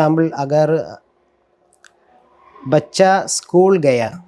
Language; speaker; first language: Hindi; non-native, local second language; Malayalam